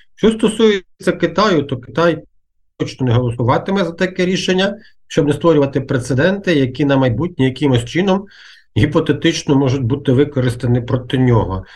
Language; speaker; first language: Ukrainian; native; Ukrainian